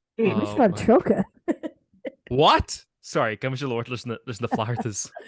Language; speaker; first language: Irish; native; Irish